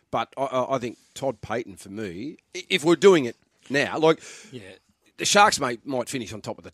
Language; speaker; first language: English; native; English